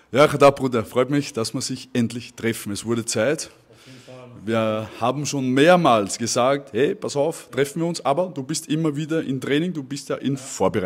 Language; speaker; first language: German; native; German